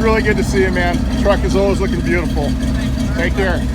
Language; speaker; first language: English; native; English